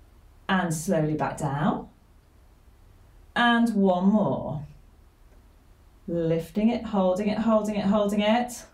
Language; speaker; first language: English; native; English